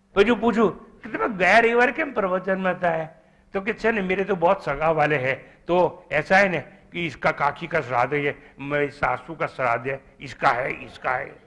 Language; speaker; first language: Hindi; non-native, local second language; Gujarati